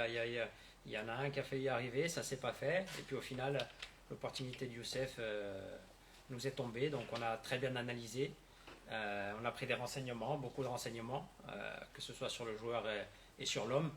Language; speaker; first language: French; native; French